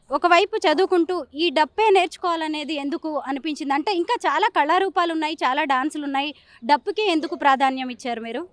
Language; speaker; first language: Telugu; native; Telugu